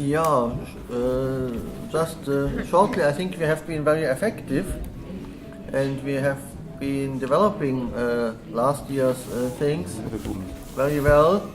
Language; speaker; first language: English; non-native, fluent; Estonian